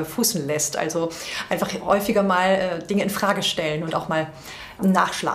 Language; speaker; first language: German; native; German